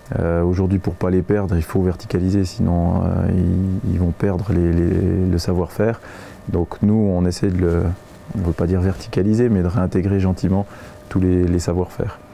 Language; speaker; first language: French; native; French